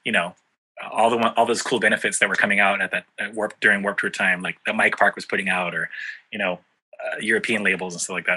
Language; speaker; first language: English; native; English